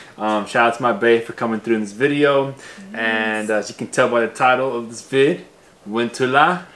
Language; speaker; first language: English; early bilingual, other home language; Spanish